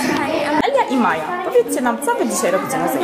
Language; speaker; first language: Polish; native; Polish